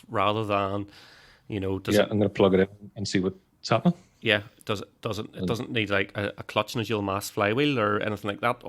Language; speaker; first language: English; native; English